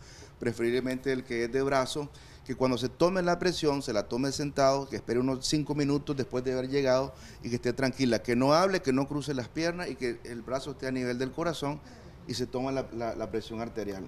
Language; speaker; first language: Spanish; native; Spanish